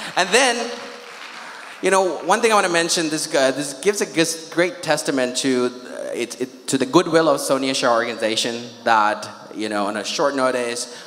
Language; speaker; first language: English; non-native, local second language; Urdu